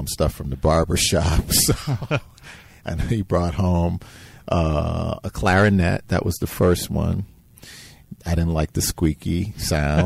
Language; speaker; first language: English; native; English